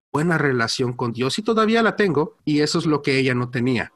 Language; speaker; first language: Spanish; early bilingual, heritage; Spanish